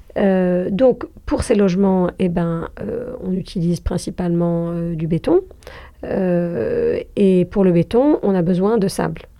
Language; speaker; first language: French; non-native, local second language; Arabic